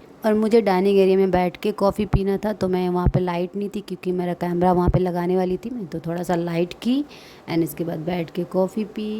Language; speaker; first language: Hindi; native; Hindi